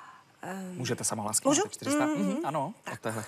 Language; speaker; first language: Czech; native; Czech